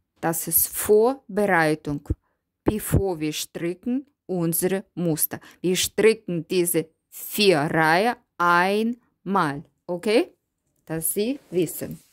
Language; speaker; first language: German; non-native, learner; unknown